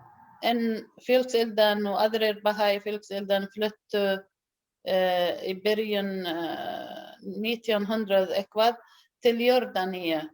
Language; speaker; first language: Icelandic; non-native, learner; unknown